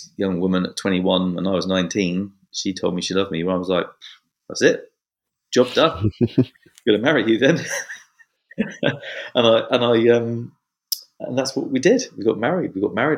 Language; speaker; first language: English; native; English